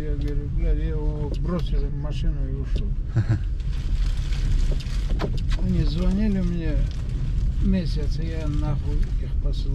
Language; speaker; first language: Russian; native; Russian